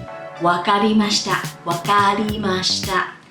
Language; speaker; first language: Japanese; non-native, fluent; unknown